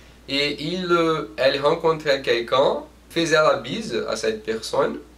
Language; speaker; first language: French; non-native, fluent; Portuguese